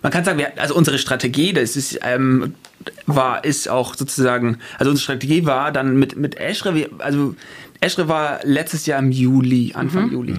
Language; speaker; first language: German; native; German